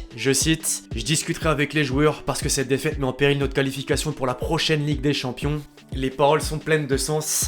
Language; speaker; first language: French; native; French